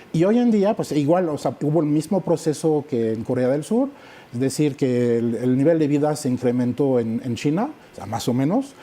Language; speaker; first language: Spanish; non-native, fluent; French